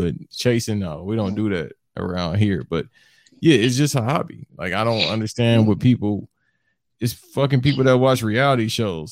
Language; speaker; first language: English; native; English